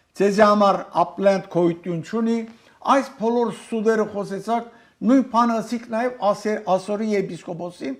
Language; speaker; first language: Armenian; native; Armenian